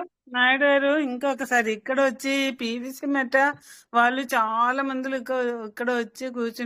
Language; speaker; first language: Telugu; non-native, local second language; Hindi